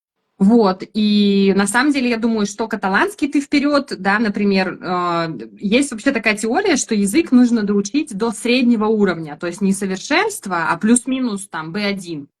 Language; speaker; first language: Russian; native; Russian